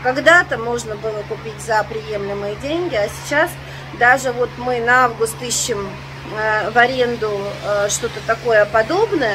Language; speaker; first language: Russian; native; Russian